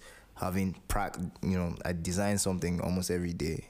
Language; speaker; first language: English; non-native, local second language; Yoruba